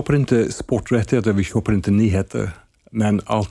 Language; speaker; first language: Swedish; non-native, fluent; English